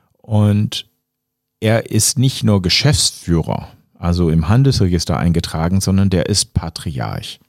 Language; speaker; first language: German; non-native, fluent; English